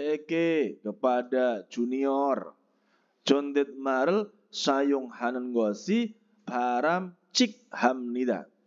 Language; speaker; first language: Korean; non-native, fluent; Indonesian